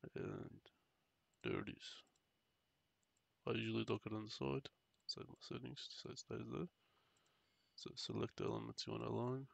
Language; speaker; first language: English; native; English